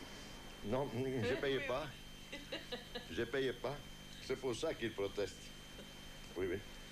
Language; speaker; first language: French; non-native, fluent; Italian